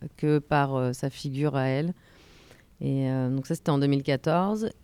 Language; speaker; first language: French; native; French